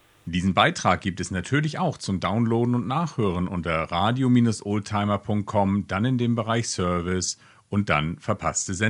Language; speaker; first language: German; native; German